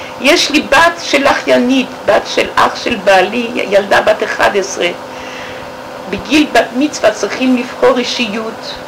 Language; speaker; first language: Hebrew; non-native, fluent; French